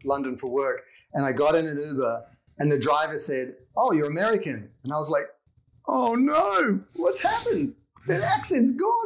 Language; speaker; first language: English; native; English